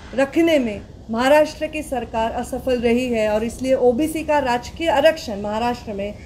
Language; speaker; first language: Hindi; non-native, local second language; Marathi